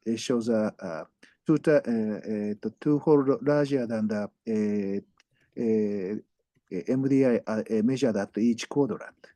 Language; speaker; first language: English; non-native, fluent; Japanese